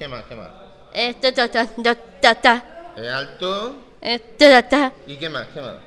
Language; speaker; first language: Spanish; native; Spanish